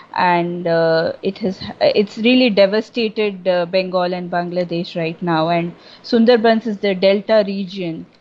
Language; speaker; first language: English; non-native, local second language; Bangla